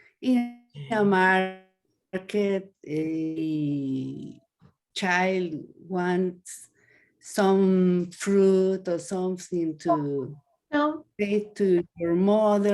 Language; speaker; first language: English; non-native, learner; Spanish